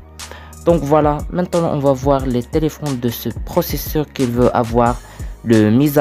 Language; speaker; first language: French; non-native, learner; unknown